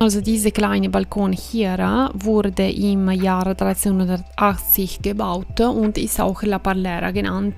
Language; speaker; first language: German; non-native, fluent; Italian